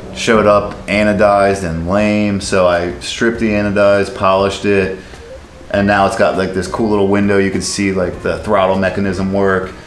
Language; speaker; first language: English; native; English